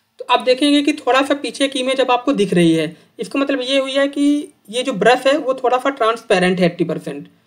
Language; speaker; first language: Hindi; native; Hindi